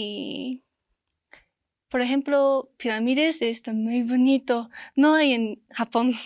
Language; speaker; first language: Spanish; non-native, learner; Japanese